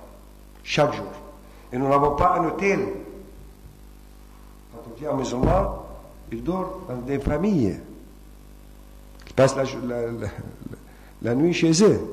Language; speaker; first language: French; non-native, fluent; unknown